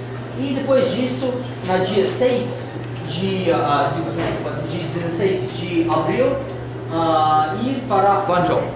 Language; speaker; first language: Portuguese; non-native, learner; Russian